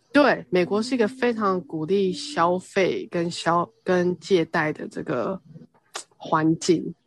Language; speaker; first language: Chinese; native; Chinese